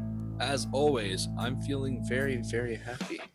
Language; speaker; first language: English; native; English